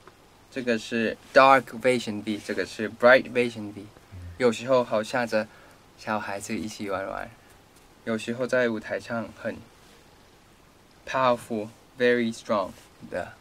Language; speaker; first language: Chinese; non-native, fluent; Thai